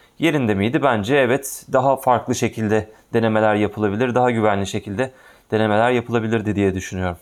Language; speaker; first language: Turkish; native; Turkish